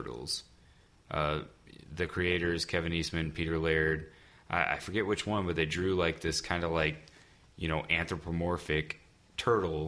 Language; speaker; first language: English; native; English